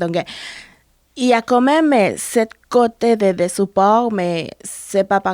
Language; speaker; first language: French; non-native, fluent; Spanish